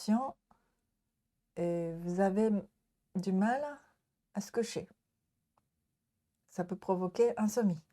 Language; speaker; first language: French; non-native, learner; Japanese